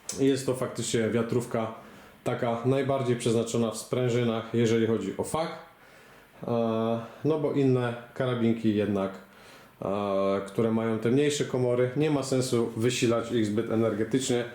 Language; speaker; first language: Polish; native; Polish